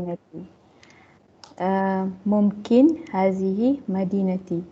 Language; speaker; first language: Arabic; non-native, learner; Malay